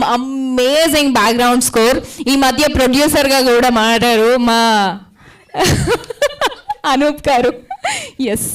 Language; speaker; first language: Telugu; native; Telugu